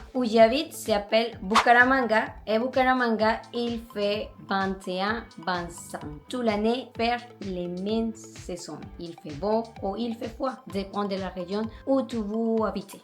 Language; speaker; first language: French; non-native, learner; Spanish